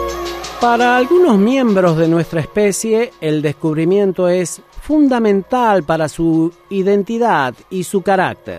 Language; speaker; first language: Spanish; native; Spanish